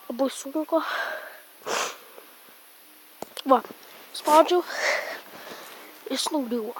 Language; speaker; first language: Lithuanian; native; Lithuanian